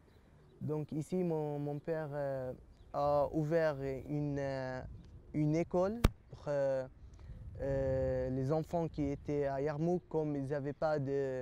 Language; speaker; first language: French; early bilingual, other home language; Arabic